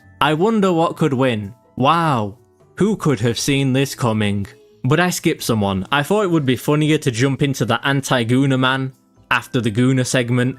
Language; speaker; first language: English; native; English